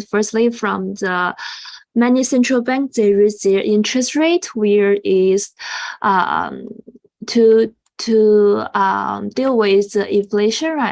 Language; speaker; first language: English; non-native, fluent; Chinese